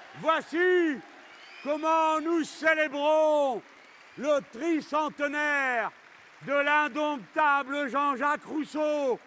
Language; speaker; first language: French; native; French